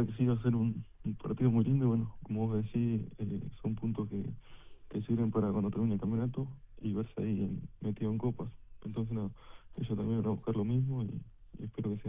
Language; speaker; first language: Spanish; native; Spanish